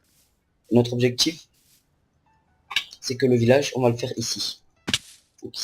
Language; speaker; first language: French; native; French